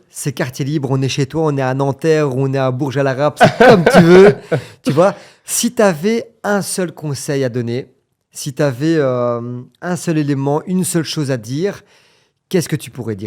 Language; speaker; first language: French; native; French